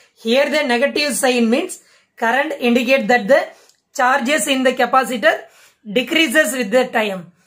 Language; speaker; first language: English; non-native, local second language; Tamil